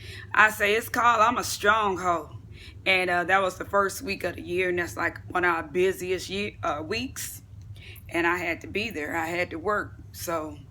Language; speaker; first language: English; native; English